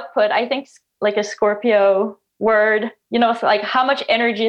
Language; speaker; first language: English; non-native, fluent; French